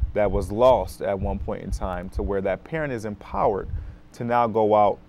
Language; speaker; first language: English; native; English